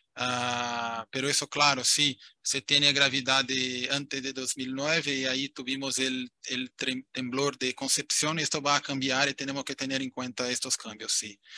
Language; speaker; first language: Spanish; non-native, fluent; Portuguese